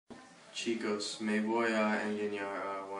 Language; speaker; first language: Spanish; non-native, learner; English